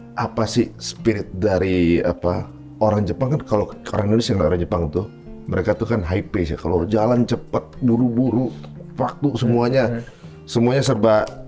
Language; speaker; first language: Indonesian; native; Indonesian